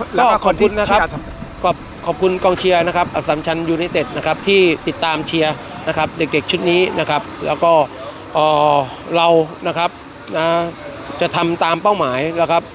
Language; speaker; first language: Thai; native; Thai